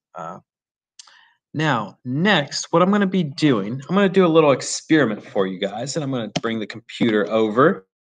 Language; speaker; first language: English; native; English